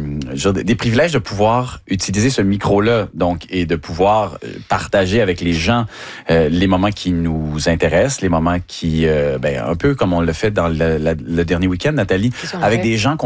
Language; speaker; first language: French; native; French